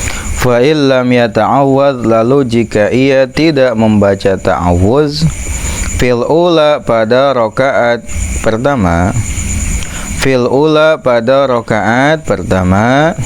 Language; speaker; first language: Indonesian; non-native, local second language; Sundanese